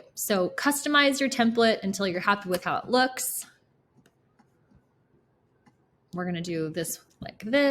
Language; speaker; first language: English; native; English